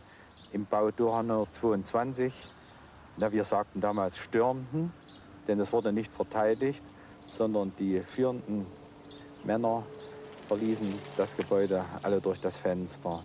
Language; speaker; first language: German; native; German